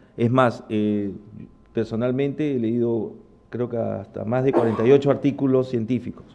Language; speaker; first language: Spanish; native; Spanish